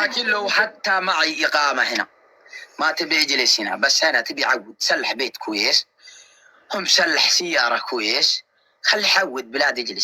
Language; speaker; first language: Arabic; non-native, learner; Oromo